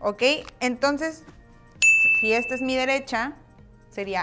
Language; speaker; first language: Spanish; native; Spanish